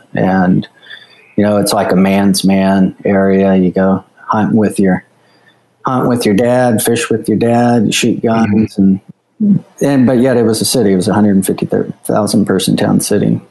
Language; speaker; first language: English; native; English